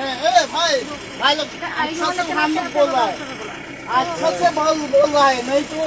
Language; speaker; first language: Hindi; non-native, local second language; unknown